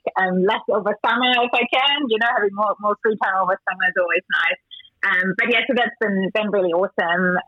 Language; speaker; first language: English; non-native, fluent; German